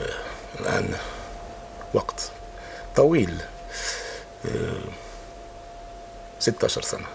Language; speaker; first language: Arabic; non-native, fluent; French